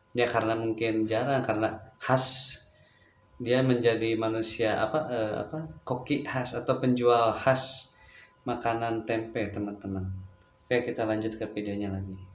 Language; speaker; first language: Indonesian; native; Indonesian